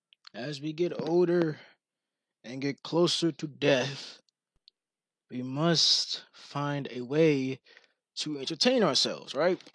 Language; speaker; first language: English; native; English